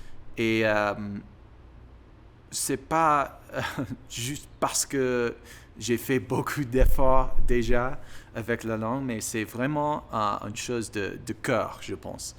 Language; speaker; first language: French; non-native, learner; English